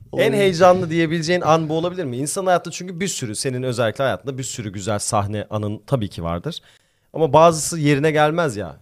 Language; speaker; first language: Turkish; native; Turkish